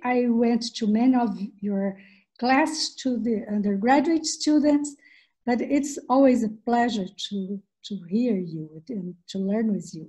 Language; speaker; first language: English; non-native, fluent; Portuguese